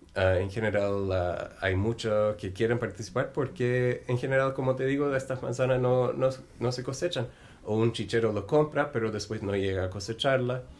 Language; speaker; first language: Spanish; non-native, fluent; English